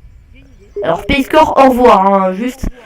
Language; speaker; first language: French; native; French